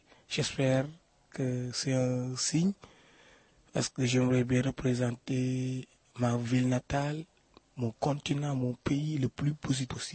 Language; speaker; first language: French; non-native, local second language; Wolof